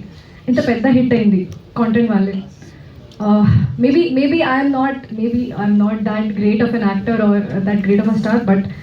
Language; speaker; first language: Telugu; non-native, local second language; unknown